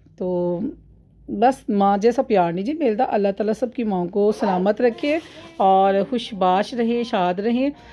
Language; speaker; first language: Urdu; non-native, local second language; Punjabi